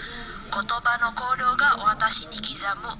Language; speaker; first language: Japanese; non-native, fluent; Indonesian